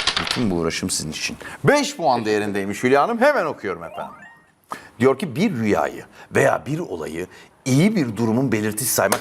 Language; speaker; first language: Turkish; native; Turkish